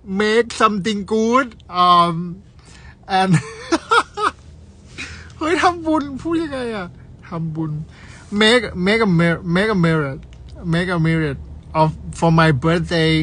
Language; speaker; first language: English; non-native, learner; Thai